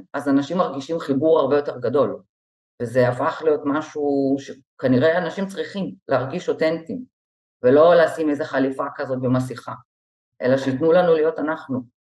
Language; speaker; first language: Hebrew; native; Hebrew